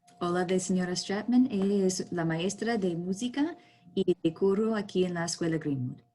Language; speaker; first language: Spanish; non-native, learner; English